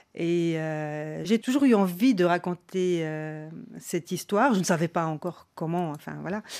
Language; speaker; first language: French; non-native, local second language; Arabic